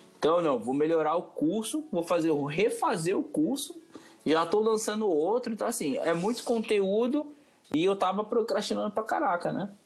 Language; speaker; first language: Portuguese; native; Portuguese